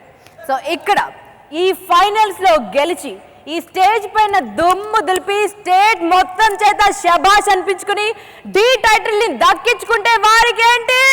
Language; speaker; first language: Telugu; native; Telugu